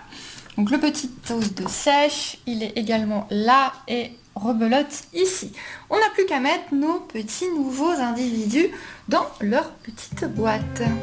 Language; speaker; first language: French; native; French